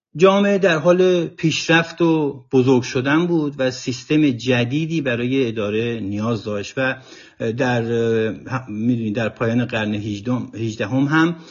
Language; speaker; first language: Persian; native; Persian